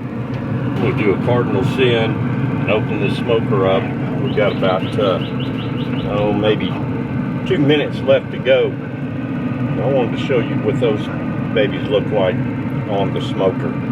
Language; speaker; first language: English; native; English